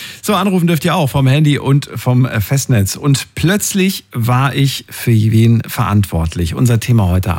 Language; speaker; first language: German; native; German